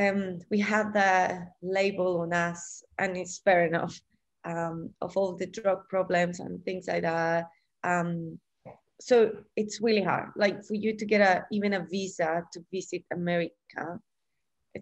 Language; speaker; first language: English; non-native, fluent; Spanish